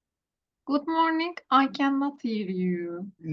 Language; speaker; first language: English; non-native, learner; Turkish